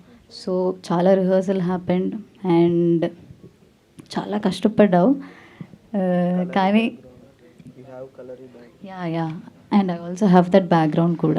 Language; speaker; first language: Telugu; non-native, learner; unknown